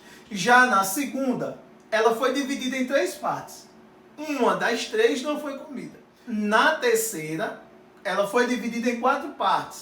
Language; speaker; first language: Portuguese; native; Portuguese